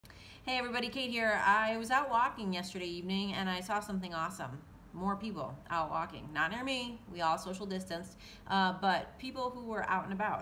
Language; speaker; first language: English; native; English